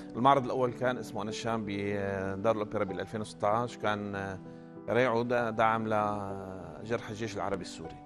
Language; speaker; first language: Arabic; native; Arabic